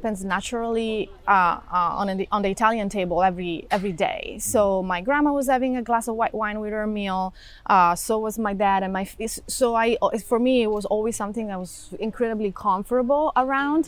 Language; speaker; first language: English; non-native, fluent; Italian